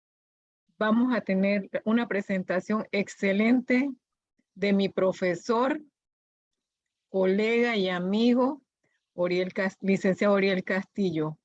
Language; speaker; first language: Spanish; native; Spanish